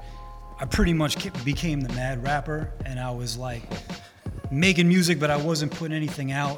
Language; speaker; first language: English; native; English